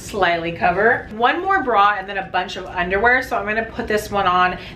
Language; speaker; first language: English; native; English